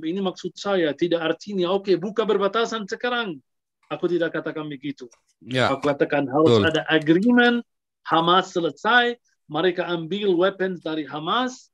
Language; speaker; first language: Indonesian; non-native, fluent; Arabic